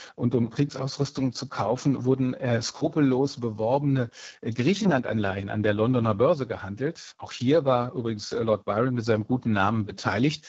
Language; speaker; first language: German; native; German